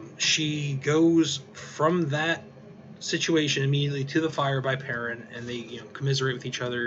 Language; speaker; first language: English; native; English